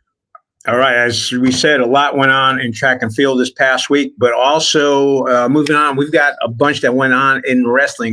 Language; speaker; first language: English; native; English